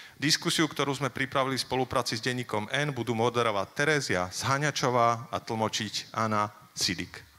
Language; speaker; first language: Slovak; native; Slovak